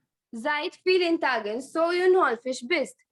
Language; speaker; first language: German; non-native, learner; Hindi